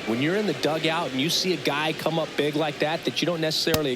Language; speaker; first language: English; native; English